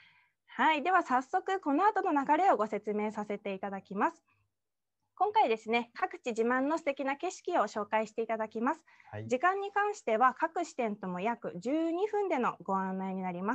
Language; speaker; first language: Japanese; native; Japanese